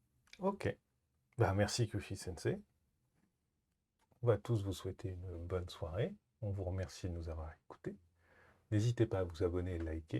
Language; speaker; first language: French; native; French